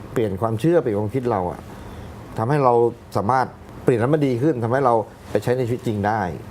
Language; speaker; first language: Thai; native; Thai